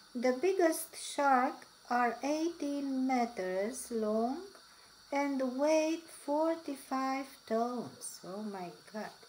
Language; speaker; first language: English; non-native, fluent; Romanian